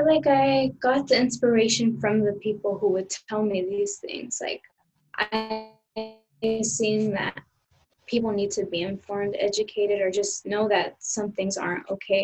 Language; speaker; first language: English; early bilingual, other home language; Spanish